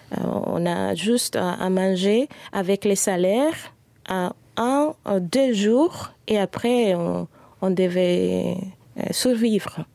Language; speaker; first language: French; non-native, fluent; Spanish